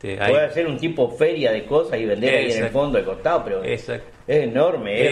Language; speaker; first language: Spanish; native; Spanish